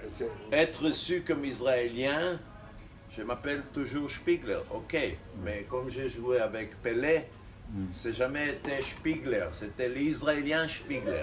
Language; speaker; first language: French; non-native, fluent; Hebrew